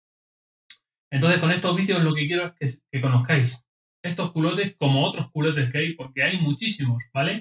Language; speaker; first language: Spanish; native; Spanish